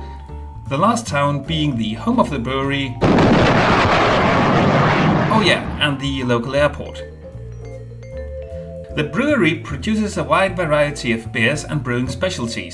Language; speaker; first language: English; non-native, fluent; Danish